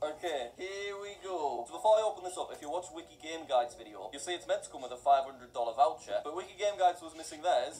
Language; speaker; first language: English; native; English